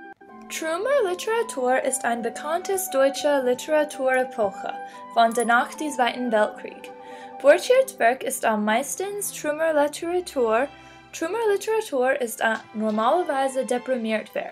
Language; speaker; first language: German; non-native, learner; English